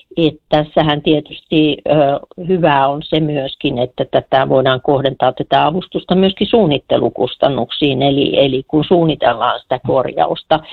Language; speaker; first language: Finnish; native; Finnish